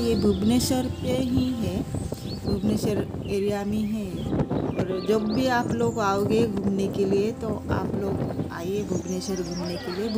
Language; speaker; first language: Hindi; non-native, local second language; Odia